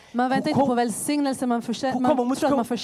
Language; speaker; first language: Swedish; early bilingual, other home language; Kinyarwanda